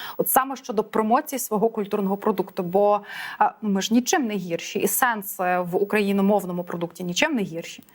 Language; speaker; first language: Ukrainian; native; Ukrainian